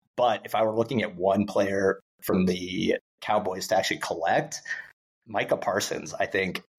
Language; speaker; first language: English; native; English